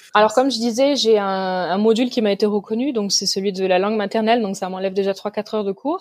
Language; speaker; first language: French; native; French